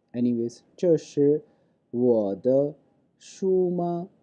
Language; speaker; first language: Chinese; non-native, fluent; Urdu